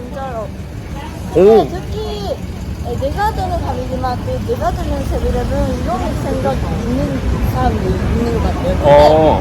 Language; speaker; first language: Korean; non-native, learner; Japanese